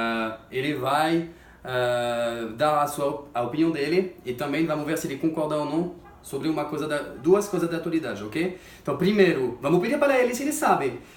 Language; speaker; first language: Portuguese; non-native, fluent; French